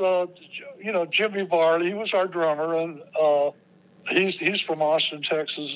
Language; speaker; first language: English; native; English